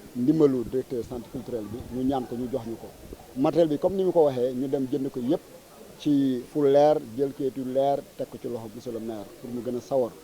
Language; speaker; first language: Wolof; non-native, local second language; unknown